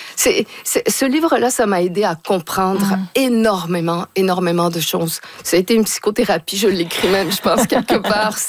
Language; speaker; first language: French; native; French